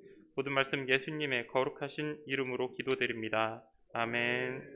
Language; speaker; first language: Korean; native; Korean